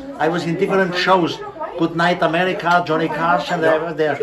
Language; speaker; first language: English; non-native, fluent; German